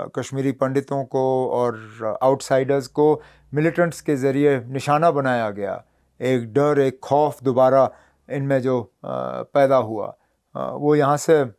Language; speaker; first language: Hindi; non-native, local second language; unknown